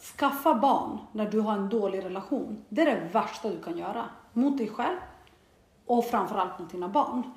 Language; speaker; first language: Swedish; early bilingual, other home language; Bosnian